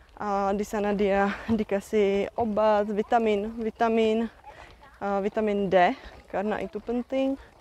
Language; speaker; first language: Indonesian; non-native, fluent; Czech